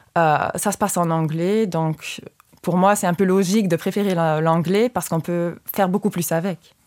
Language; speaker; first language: French; non-native, local second language; Luxembourgish